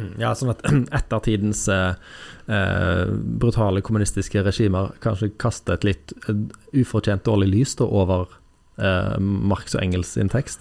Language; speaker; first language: Norwegian; native; Norwegian